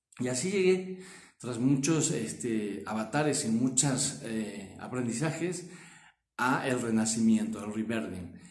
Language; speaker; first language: Spanish; native; Spanish